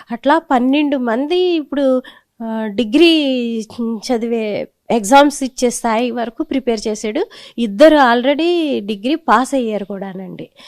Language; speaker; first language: Telugu; native; Telugu